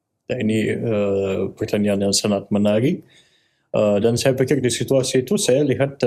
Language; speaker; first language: Indonesian; non-native, fluent; Russian